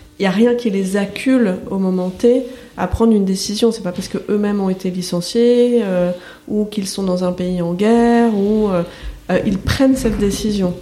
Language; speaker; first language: French; native; French